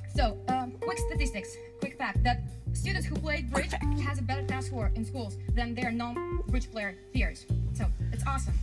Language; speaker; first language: English; non-native, learner; Russian